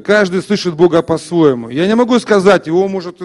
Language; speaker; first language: Russian; native; Russian